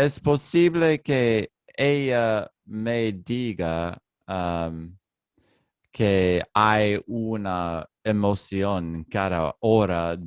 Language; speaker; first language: Spanish; non-native, learner; English